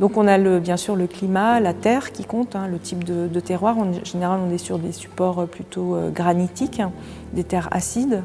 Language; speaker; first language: French; native; French